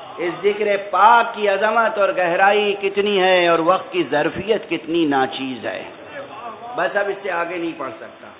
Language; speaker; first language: Urdu; native; Urdu